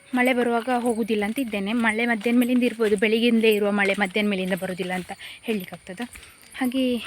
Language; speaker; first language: Kannada; non-native, local second language; Konkani